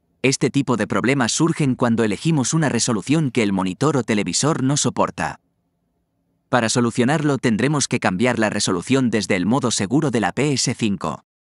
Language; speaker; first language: Spanish; native; Spanish